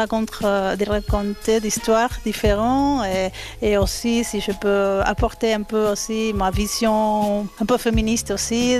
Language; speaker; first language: French; non-native, fluent; Spanish